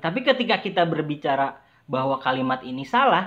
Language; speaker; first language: Indonesian; native; Indonesian